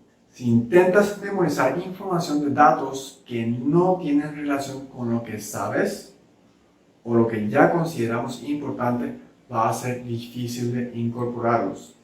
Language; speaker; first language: Spanish; non-native, local second language; Japanese